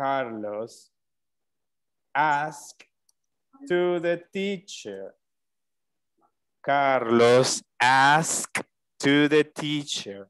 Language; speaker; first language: English; non-native, fluent; Spanish